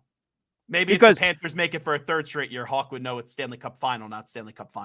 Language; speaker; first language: English; native; English